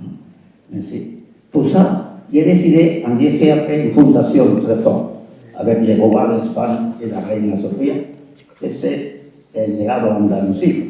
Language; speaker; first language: French; non-native, fluent; Spanish